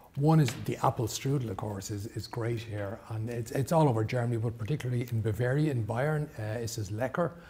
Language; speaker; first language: English; native; English